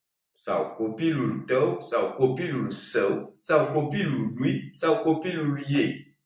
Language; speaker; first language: Romanian; non-native, fluent; French